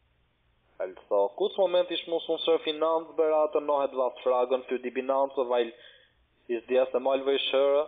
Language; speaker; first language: German; non-native, learner; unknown